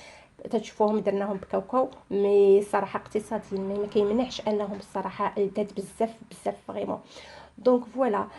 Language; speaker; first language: Arabic; native; Arabic